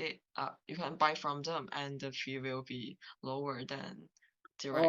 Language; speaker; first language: English; non-native, learner; Chinese